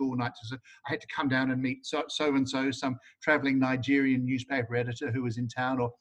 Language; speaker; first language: English; native; English